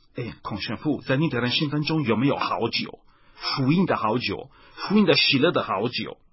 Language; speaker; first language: Chinese; non-native, fluent; Italian